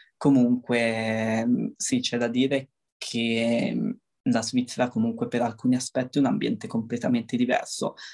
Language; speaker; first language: Italian; early bilingual, other home language; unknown